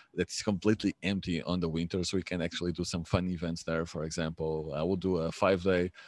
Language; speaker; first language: English; non-native, fluent; Portuguese